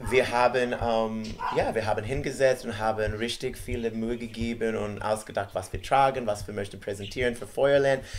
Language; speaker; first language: German; non-native, learner; English